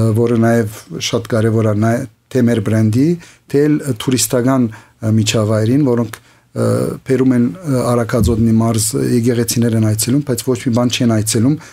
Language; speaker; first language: Armenian; early bilingual, heritage; Armenian